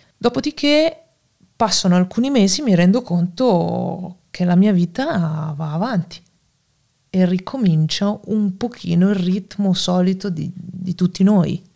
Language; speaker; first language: Italian; native; Italian